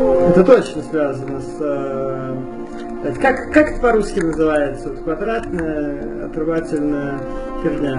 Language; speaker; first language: Russian; native; Russian